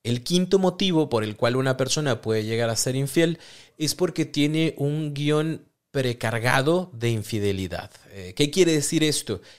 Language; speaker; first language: Spanish; native; Spanish